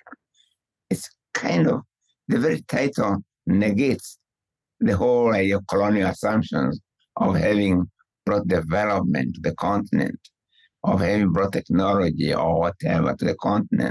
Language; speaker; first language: English; non-native, local second language; Kikuyu